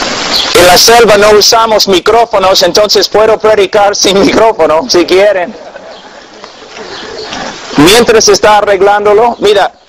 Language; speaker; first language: Spanish; non-native, fluent; English